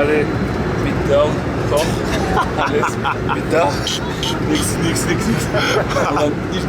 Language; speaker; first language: German; native; German